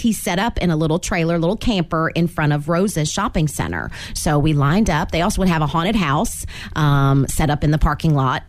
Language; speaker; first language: English; native; English